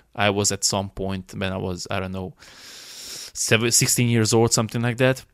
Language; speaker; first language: English; non-native, fluent; Romanian